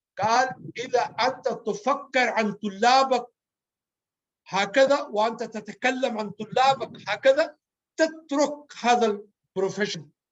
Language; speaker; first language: Arabic; non-native, learner; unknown